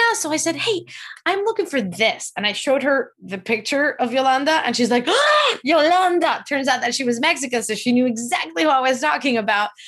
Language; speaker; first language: English; non-native, fluent; Spanish